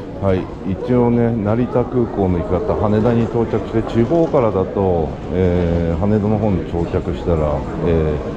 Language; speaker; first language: Japanese; native; Japanese